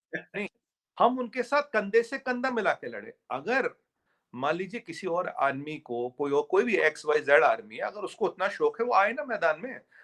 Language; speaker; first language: Hindi; native; Hindi